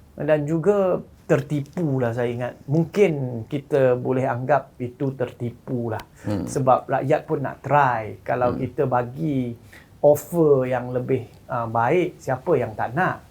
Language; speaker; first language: Malay; non-native, local second language; Chinese